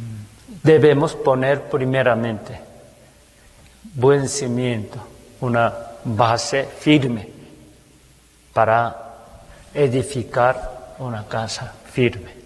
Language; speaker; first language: Spanish; non-native, fluent; Korean